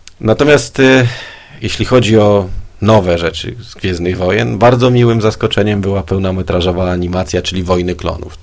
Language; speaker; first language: Polish; native; Polish